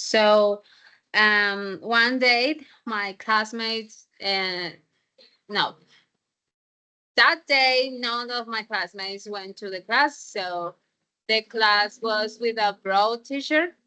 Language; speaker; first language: English; non-native, fluent; Spanish